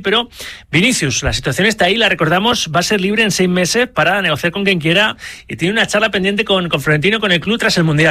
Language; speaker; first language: Spanish; native; Spanish